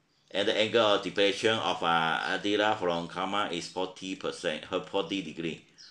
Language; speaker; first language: English; non-native, local second language; Chinese